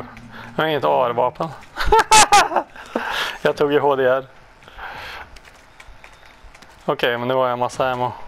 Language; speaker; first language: Swedish; native; Swedish